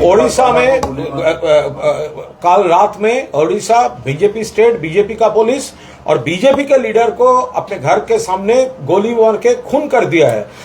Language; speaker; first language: Hindi; non-native, local second language; Bangla